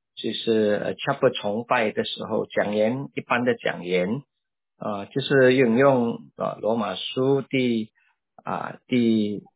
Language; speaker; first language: Chinese; native; Chinese